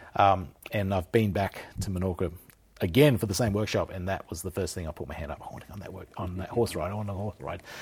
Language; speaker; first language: English; native; English